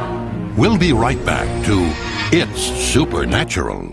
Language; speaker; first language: English; native; English